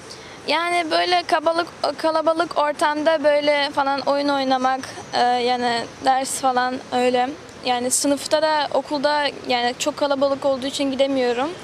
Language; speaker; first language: Turkish; early bilingual, other home language; Russian